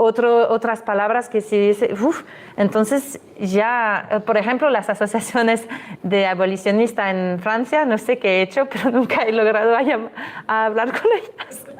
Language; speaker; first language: Spanish; non-native, fluent; French